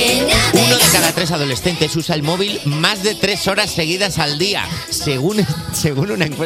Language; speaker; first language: Spanish; native; Spanish